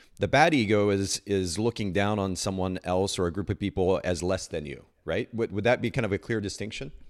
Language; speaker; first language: English; native; English